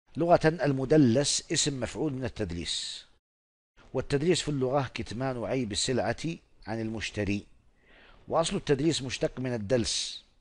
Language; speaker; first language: Arabic; non-native, fluent; Oromo